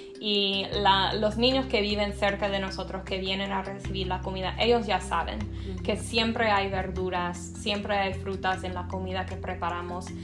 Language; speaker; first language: Spanish; non-native, fluent; English